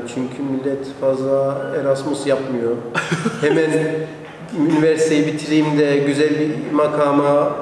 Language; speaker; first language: Turkish; early bilingual, heritage; Turkish